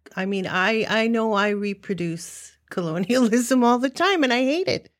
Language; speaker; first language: English; non-native, fluent; Japanese